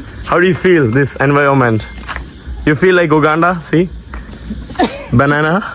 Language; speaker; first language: English; non-native, local second language; Malayalam